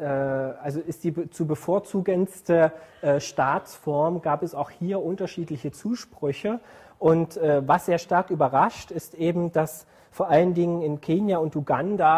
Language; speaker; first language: German; native; German